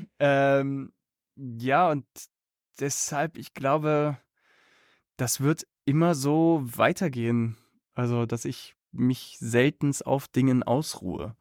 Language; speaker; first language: German; native; German